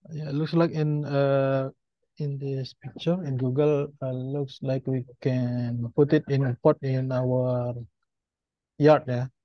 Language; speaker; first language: English; non-native, learner; Indonesian